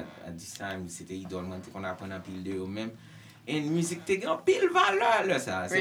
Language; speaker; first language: English; non-native, learner; Haitian Creole